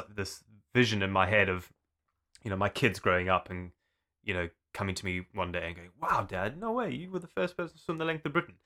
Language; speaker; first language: English; native; English